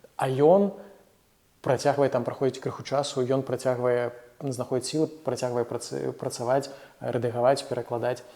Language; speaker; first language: Belarusian; non-native, local second language; Russian